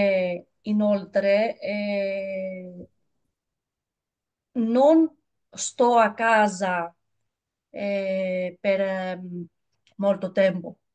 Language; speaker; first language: Italian; non-native, learner; Greek